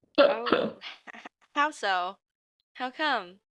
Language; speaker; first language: English; non-native, fluent; Vietnamese